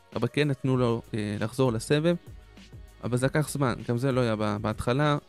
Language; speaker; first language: Hebrew; native; Hebrew